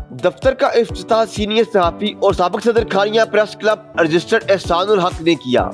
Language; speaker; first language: Urdu; non-native, local second language; Punjabi